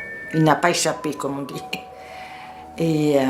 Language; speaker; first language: French; non-native, fluent; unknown